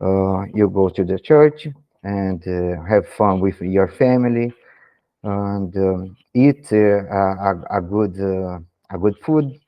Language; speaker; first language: English; non-native, learner; Portuguese